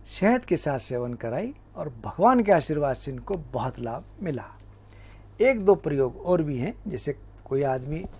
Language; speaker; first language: Hindi; native; Hindi